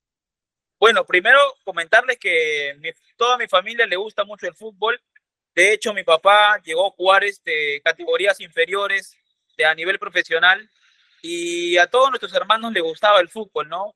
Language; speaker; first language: Spanish; native; Spanish